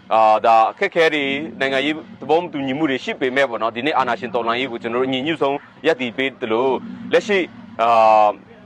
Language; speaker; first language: Burmese; non-native, local second language; Western Kayah